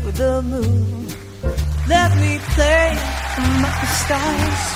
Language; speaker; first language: English; non-native, fluent; Polish